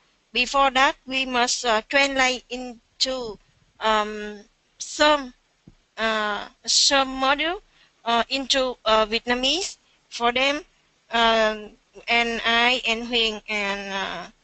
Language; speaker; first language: English; non-native, learner; Vietnamese